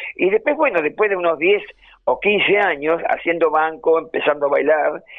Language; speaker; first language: Spanish; native; Spanish